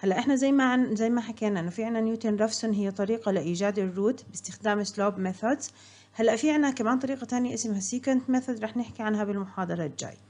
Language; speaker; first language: Arabic; native; Arabic